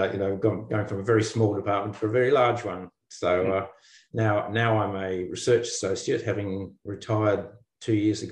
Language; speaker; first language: English; native; English